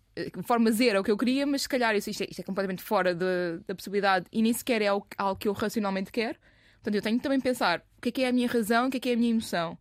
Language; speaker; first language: Portuguese; native; Portuguese